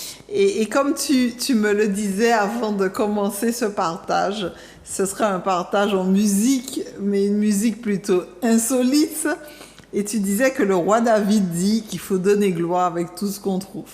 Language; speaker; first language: French; native; French